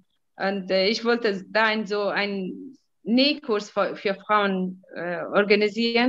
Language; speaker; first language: German; non-native, fluent; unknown